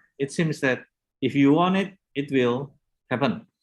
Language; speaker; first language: English; non-native, learner; Indonesian